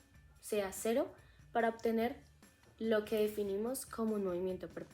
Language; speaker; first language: Spanish; native; Spanish